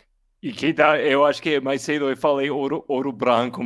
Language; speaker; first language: Portuguese; non-native, learner; English